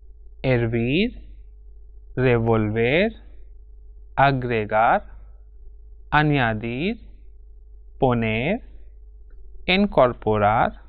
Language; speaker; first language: Spanish; non-native, fluent; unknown